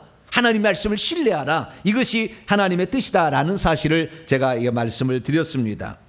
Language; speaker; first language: Korean; native; Korean